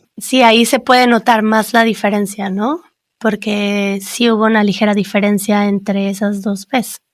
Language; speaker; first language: Spanish; native; Spanish